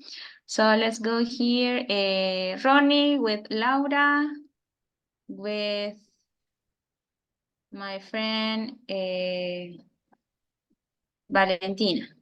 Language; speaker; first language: English; non-native, fluent; Spanish